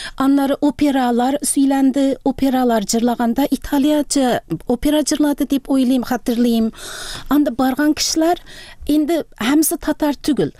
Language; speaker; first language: Tatar; early bilingual, heritage; Tatar